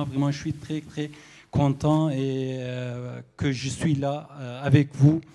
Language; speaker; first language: French; non-native, fluent; Arabic